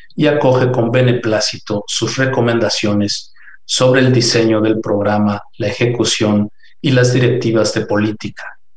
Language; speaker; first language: Spanish; native; Spanish